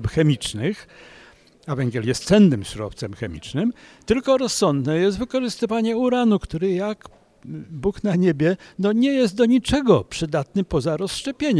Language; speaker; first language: Polish; native; Polish